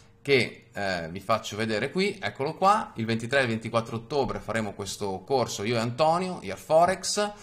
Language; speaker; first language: Italian; native; Italian